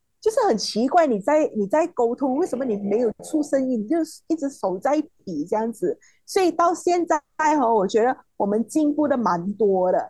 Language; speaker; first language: Chinese; native; Chinese